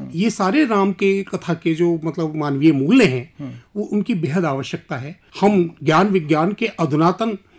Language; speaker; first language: Hindi; native; Hindi